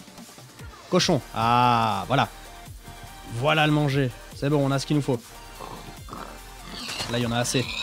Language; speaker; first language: French; native; French